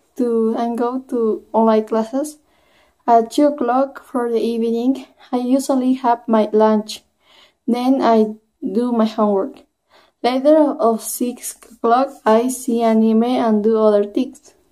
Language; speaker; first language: English; non-native, learner; Spanish